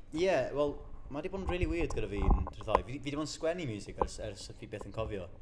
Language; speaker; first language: Welsh; native; Welsh